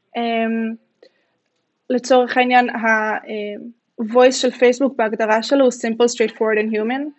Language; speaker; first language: Hebrew; native; Hebrew